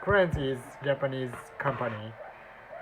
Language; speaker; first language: English; non-native, learner; Japanese